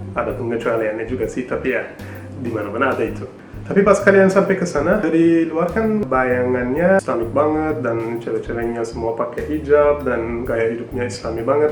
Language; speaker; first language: Indonesian; non-native, fluent; Turkish